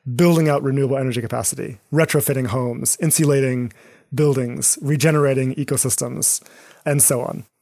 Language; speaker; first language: English; native; English